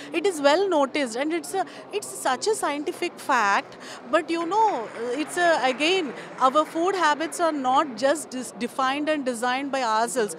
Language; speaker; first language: English; non-native, local second language; Telugu